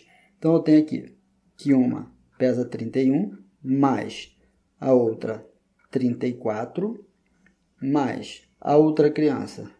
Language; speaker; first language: Portuguese; native; Portuguese